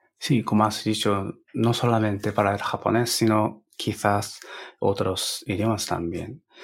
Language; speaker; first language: Spanish; non-native, fluent; Japanese